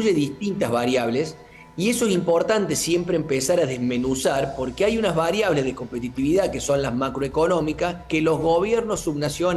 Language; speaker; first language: Spanish; native; Spanish